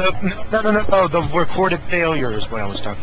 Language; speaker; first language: English; native; English